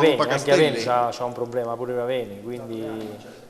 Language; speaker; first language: Italian; native; Italian